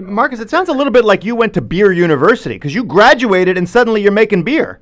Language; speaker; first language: English; native; English